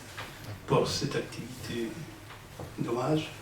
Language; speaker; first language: French; non-native, fluent; Spanish